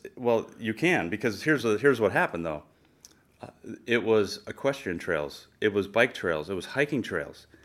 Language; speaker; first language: English; native; English